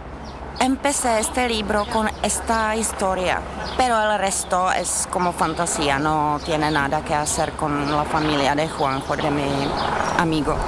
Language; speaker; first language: Spanish; non-native, fluent; Czech